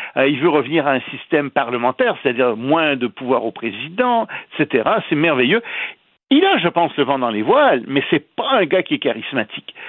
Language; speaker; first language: French; native; French